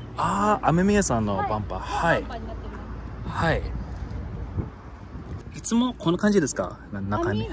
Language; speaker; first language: Japanese; non-native, fluent; English